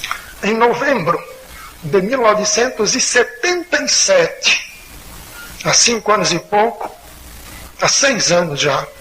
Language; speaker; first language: Portuguese; native; Portuguese